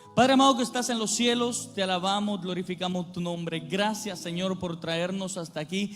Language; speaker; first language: Spanish; native; Spanish